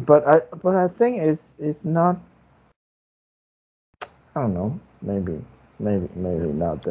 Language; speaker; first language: English; non-native, fluent; Chinese